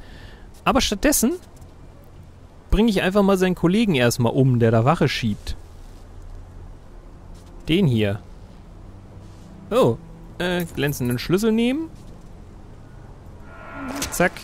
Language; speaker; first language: German; native; German